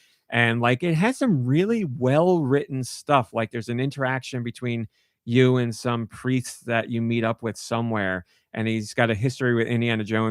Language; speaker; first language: English; native; English